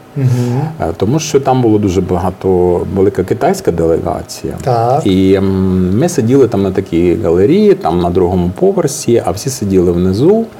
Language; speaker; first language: Ukrainian; native; Ukrainian